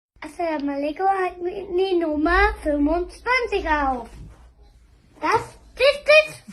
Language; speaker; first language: German; early bilingual, other home language; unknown